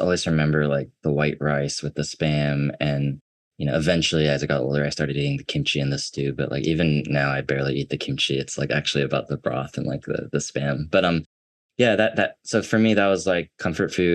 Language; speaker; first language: English; native; English